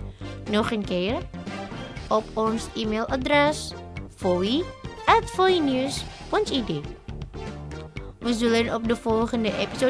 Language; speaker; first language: Dutch; non-native, learner; Indonesian